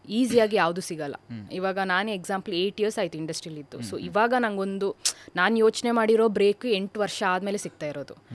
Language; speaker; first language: Kannada; non-native, local second language; Kodava